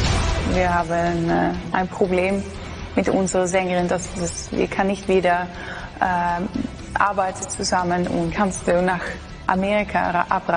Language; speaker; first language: German; non-native, learner; Dutch